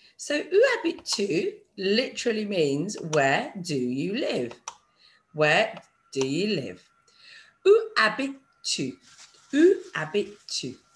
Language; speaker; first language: French; non-native, fluent; English